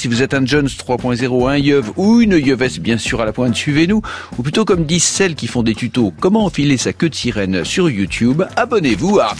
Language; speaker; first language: French; native; French